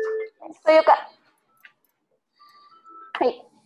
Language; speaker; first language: Japanese; non-native, learner; Vietnamese